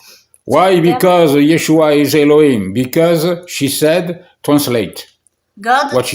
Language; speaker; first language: English; non-native, learner; French